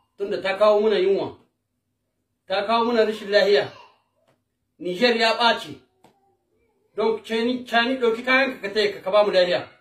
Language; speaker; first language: Hausa; native; Hausa